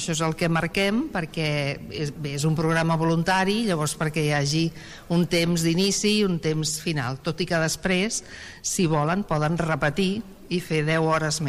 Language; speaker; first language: Catalan; native; Catalan